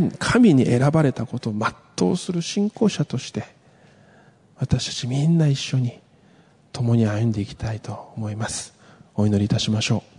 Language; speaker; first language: Japanese; early bilingual, other home language; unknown